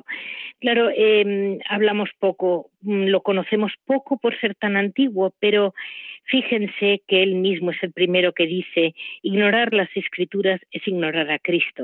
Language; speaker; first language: Spanish; native; Spanish